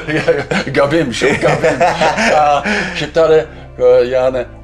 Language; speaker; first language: Albanian; non-native, learner; English